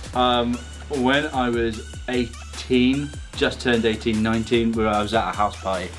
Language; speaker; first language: English; native; English